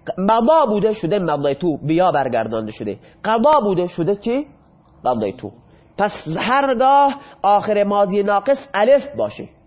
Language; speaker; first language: Persian; non-native, local second language; Baluchi